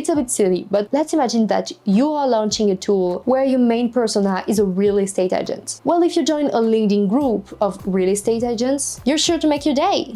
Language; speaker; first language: English; non-native, fluent; French